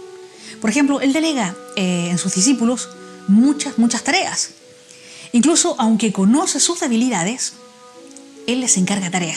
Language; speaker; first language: Spanish; native; Spanish